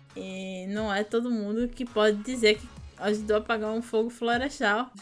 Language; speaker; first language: Portuguese; native; Portuguese